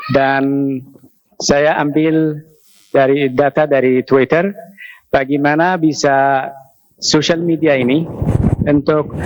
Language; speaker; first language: Indonesian; non-native, fluent; Arabic